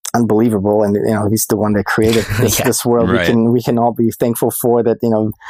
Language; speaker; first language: English; non-native, fluent; German